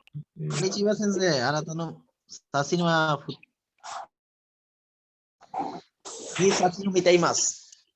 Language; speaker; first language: Japanese; non-native, learner; Hindi